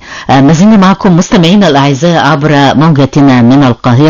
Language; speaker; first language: Arabic; native; Arabic